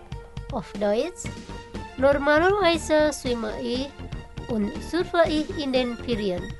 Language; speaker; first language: German; non-native, fluent; Indonesian